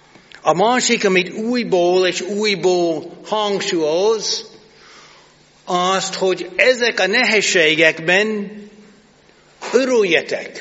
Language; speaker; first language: Hungarian; non-native, fluent; English